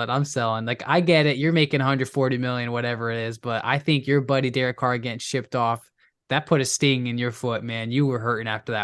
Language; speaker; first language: English; native; English